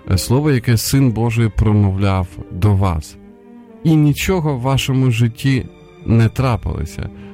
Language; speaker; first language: Ukrainian; non-native, local second language; Russian